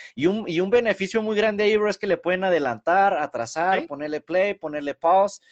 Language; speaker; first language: Spanish; early bilingual, heritage; Spanish